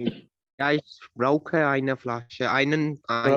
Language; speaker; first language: German; non-native, learner; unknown